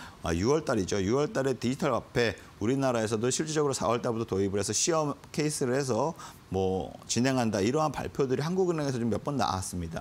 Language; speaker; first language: Korean; native; Korean